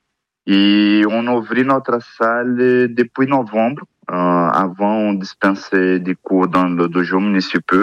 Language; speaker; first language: French; non-native, fluent; Portuguese